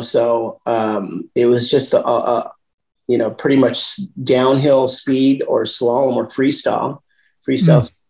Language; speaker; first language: English; native; English